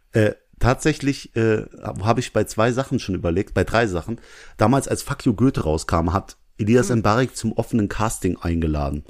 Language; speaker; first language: German; early bilingual, other home language; Urdu